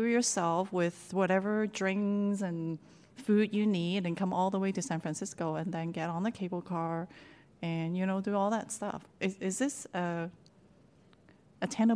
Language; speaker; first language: English; non-native, local second language; Cantonese